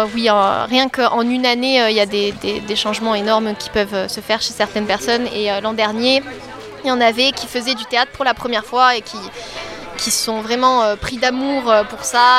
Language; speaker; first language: French; native; French